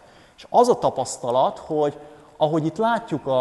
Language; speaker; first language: Hungarian; native; Hungarian